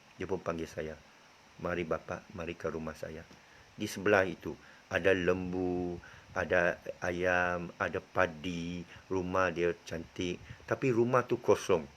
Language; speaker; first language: Malay; non-native, local second language; Chinese